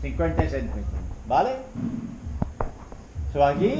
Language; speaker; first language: Spanish; non-native, learner; English